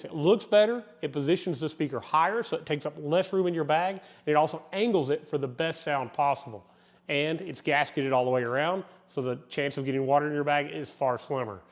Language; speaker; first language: English; native; English